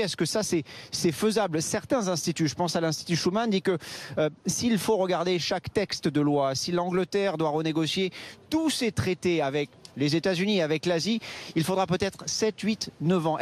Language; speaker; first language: French; native; French